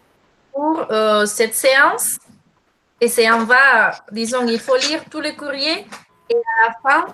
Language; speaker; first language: French; non-native, fluent; Spanish